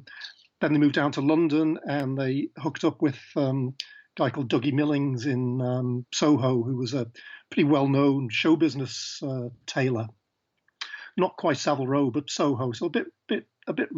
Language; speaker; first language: English; native; English